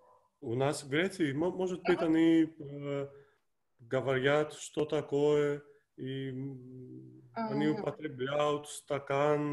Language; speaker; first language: Russian; non-native, fluent; Greek